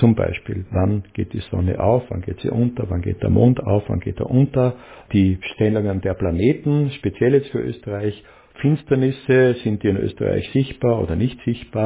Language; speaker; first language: German; native; German